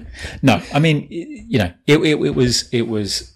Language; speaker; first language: English; native; English